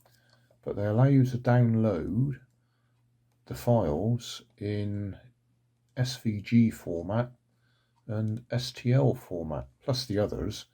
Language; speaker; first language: English; native; English